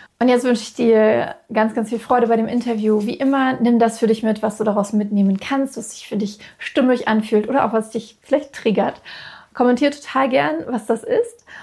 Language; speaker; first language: German; native; German